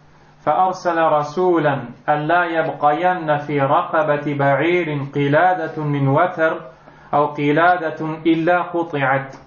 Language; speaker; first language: Arabic; non-native, fluent; French